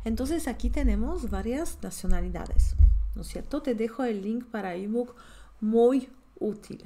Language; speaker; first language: Spanish; non-native, fluent; Polish